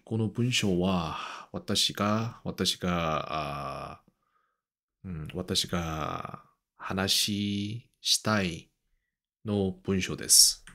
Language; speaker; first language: Japanese; non-native, learner; Korean